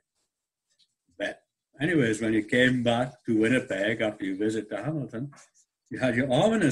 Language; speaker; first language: English; native; English